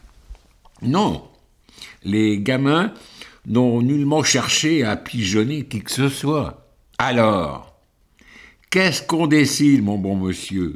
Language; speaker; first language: French; native; French